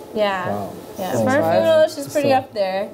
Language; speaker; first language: English; early bilingual, other home language; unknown